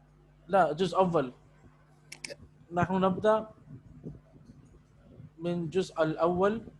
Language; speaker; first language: Arabic; non-native, fluent; Urdu